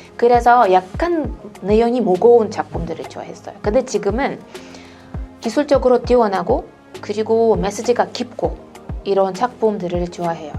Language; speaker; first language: Korean; non-native, fluent; Russian